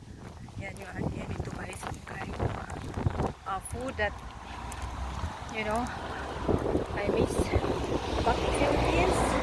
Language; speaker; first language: English; non-native, local second language; Filipino